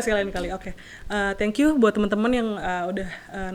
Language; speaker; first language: Indonesian; native; Indonesian